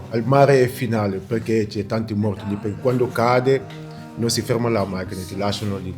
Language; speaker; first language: Italian; non-native, learner; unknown